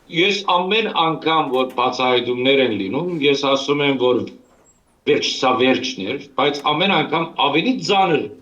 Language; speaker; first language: Armenian; early bilingual, heritage; Armenian